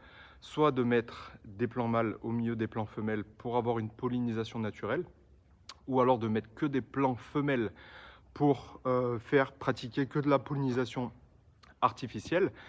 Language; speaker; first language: French; native; French